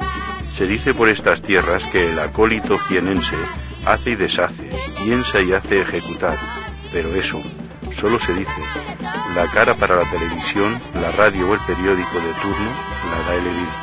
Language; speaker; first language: Spanish; native; Spanish